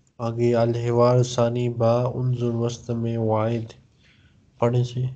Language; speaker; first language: Urdu; non-native, local second language; Punjabi